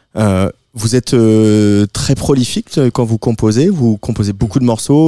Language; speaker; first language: French; native; French